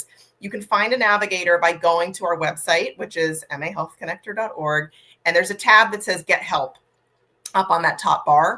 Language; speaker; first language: English; native; English